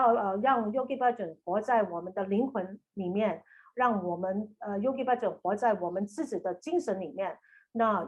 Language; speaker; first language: Chinese; native; Chinese